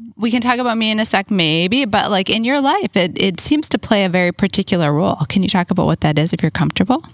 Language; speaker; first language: English; native; English